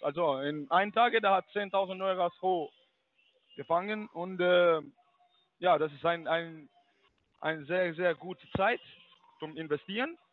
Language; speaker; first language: German; non-native, learner; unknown